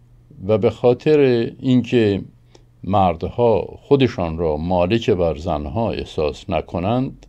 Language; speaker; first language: Persian; native; Persian